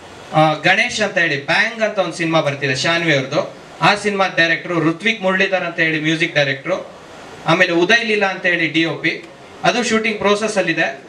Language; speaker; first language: Kannada; native; Kannada